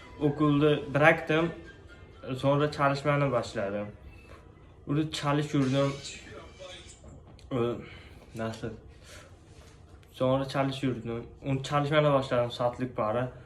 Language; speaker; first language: Turkish; non-native, learner; Uzbek